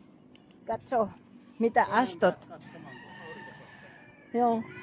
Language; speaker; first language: Finnish; non-native, learner; Filipino